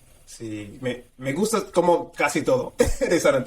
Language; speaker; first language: Spanish; non-native, fluent; English